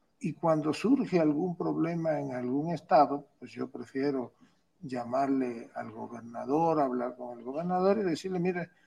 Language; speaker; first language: Spanish; native; Spanish